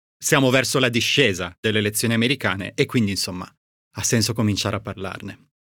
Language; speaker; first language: Italian; native; Italian